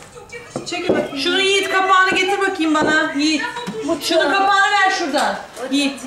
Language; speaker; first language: Turkish; native; Turkish